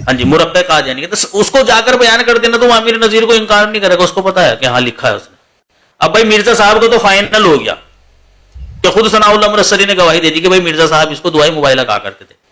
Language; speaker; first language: Urdu; native; Urdu